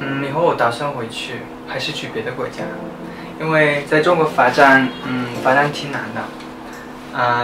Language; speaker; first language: Chinese; non-native, fluent; Russian